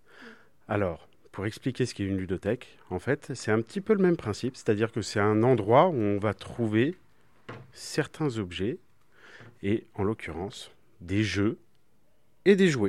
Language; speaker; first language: French; native; French